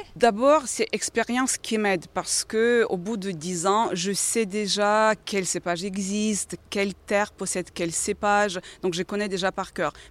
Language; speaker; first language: French; non-native, fluent; Ukrainian